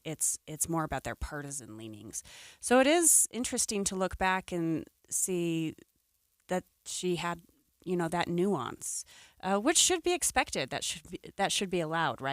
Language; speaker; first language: English; native; English